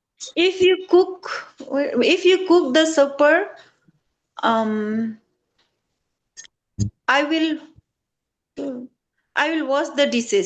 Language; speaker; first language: English; non-native, learner; Hindi